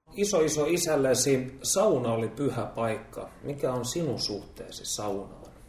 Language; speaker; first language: Finnish; native; Finnish